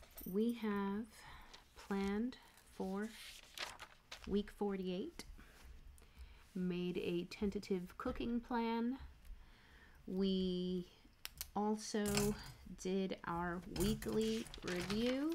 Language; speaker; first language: English; native; English